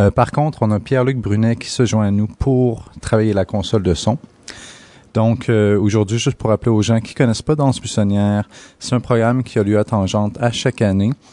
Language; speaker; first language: French; native; French